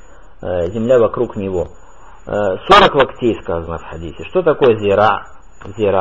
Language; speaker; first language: Russian; native; Russian